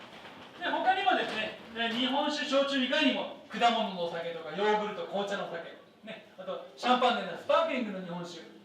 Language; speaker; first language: Japanese; native; Japanese